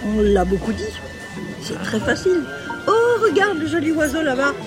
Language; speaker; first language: French; native; French